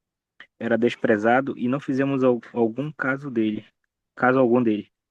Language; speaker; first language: Portuguese; native; Portuguese